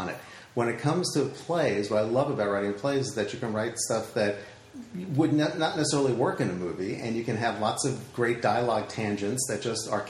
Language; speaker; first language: English; native; English